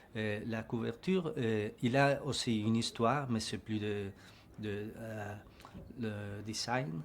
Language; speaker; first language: French; non-native, learner; Spanish